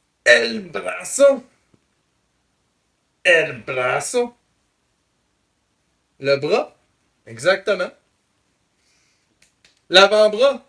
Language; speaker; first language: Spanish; non-native, fluent; French